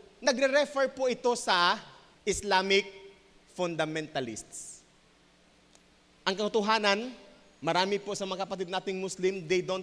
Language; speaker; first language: Filipino; non-native, local second language; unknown